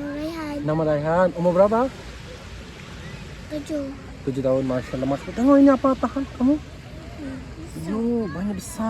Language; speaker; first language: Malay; non-native, learner; Bangla